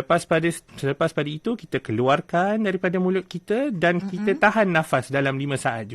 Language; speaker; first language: Malay; native; Malay